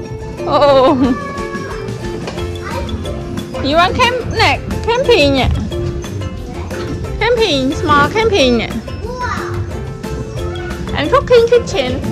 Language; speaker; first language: English; non-native, learner; Khmer